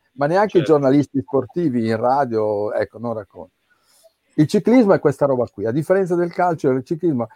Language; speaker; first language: Italian; native; Italian